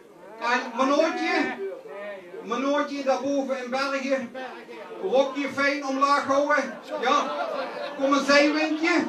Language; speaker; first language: Dutch; non-native, local second language; Limburgish